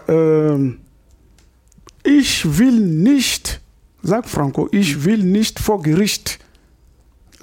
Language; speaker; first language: German; non-native, fluent; Lingala